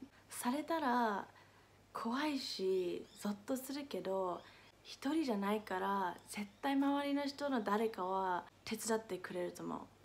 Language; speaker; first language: Japanese; non-native, fluent; English